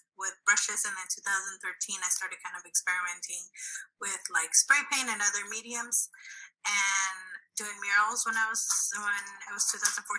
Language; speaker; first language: English; early bilingual, other home language; Spanish